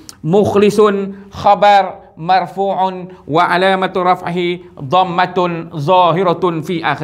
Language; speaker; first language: Arabic; non-native, fluent; Malay